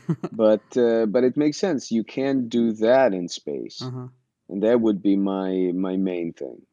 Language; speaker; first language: English; early bilingual, other home language; Russian